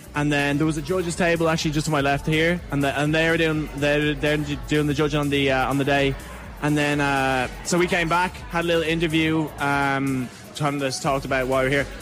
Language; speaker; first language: English; native; English